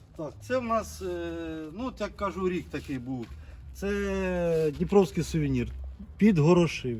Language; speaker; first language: Ukrainian; non-native, local second language; Russian